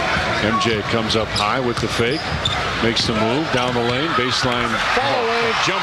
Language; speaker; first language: English; native; English